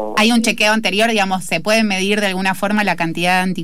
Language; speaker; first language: Spanish; native; Spanish